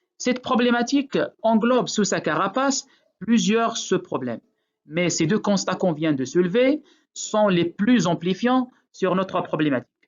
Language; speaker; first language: French; non-native, local second language; Arabic